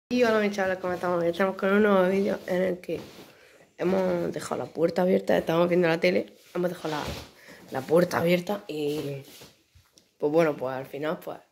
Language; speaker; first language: Spanish; native; Spanish